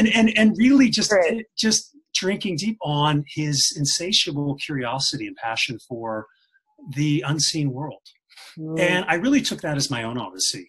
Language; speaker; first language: English; native; English